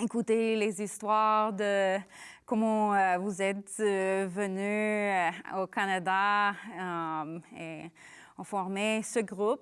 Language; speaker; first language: French; non-native, learner; English